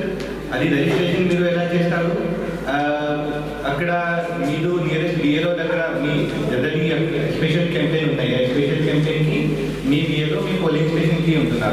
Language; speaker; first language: Telugu; non-native, learner; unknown